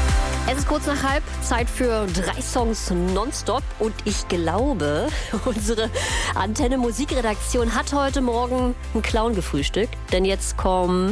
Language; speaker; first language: German; native; German